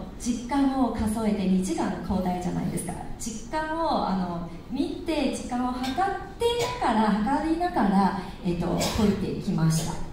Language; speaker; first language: Japanese; non-native, fluent; Chinese